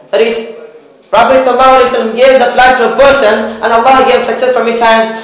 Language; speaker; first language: English; non-native, local second language; Tamil